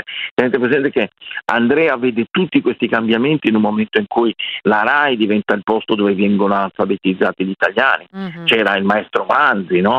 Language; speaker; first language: Italian; native; Italian